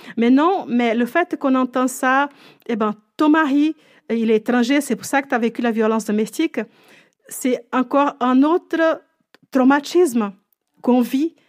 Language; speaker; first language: French; non-native, fluent; Portuguese